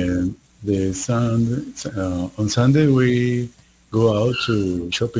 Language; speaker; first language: English; non-native, learner; Spanish